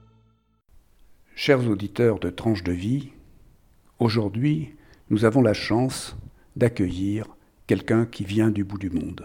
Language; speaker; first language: French; native; French